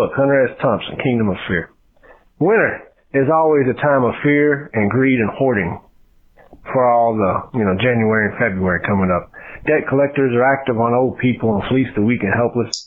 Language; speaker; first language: English; native; English